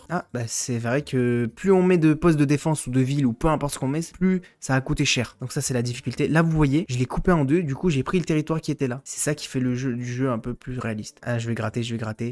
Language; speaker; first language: French; native; French